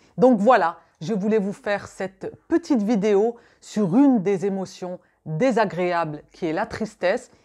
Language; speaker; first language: French; native; French